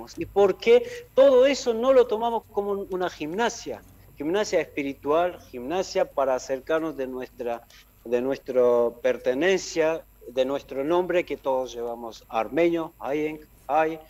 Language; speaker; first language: Spanish; non-native, fluent; Armenian